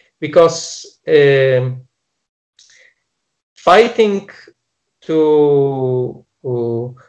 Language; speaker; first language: English; non-native, fluent; Polish